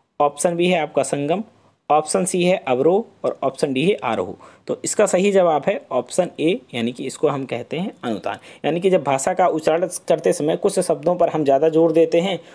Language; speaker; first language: Hindi; native; Hindi